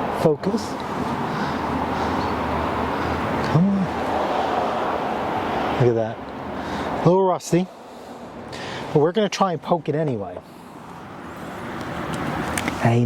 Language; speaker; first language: English; native; English